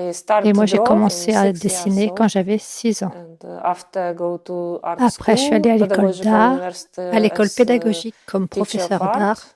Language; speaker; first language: French; non-native, fluent; Ukrainian